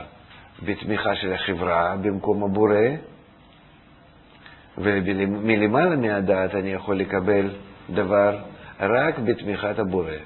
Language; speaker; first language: Hebrew; non-native, fluent; Russian